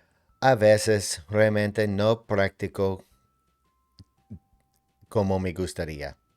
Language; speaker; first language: Spanish; non-native, learner; English